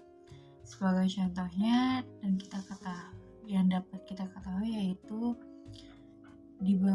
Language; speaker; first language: Indonesian; native; Indonesian